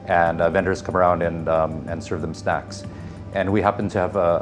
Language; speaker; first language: English; native; English